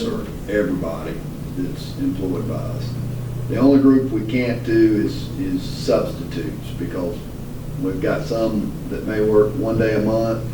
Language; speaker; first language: English; native; English